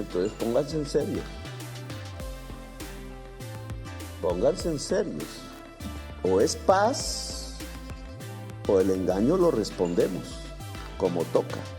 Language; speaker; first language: Spanish; native; Spanish